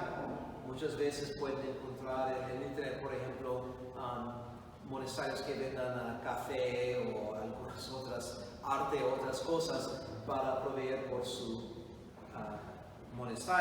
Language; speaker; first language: Spanish; non-native, fluent; English